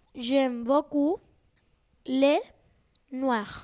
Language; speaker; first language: French; non-native, learner; Spanish